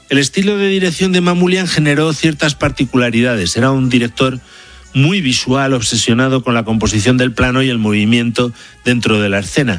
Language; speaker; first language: Spanish; native; Spanish